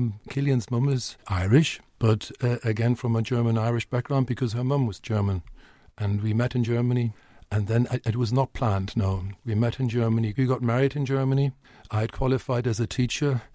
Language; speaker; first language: English; non-native, fluent; German